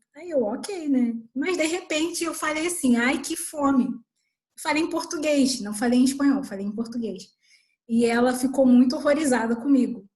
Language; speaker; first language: Portuguese; native; Portuguese